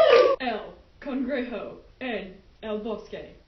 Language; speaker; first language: Spanish; non-native, learner; English